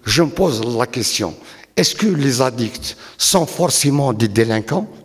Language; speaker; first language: French; non-native, local second language; Arabic